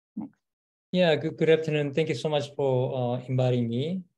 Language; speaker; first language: English; non-native, learner; Korean